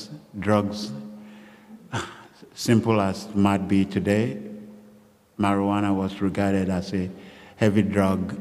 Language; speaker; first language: English; non-native, local second language; Yoruba